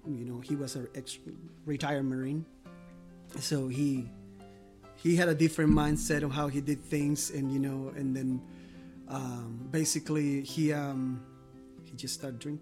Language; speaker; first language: English; non-native, fluent; Spanish